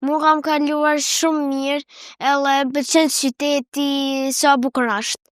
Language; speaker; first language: Albanian; early bilingual, heritage; Albanian